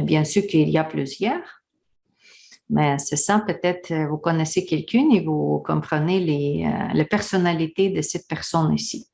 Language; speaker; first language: French; non-native, learner; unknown